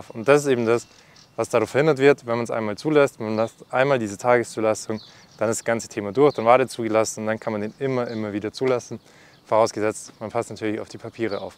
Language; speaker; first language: German; native; German